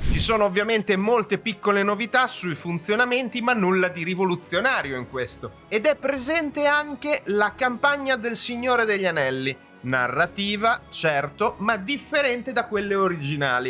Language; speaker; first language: Italian; native; Italian